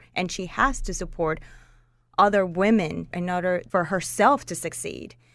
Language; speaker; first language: English; non-native, fluent; Spanish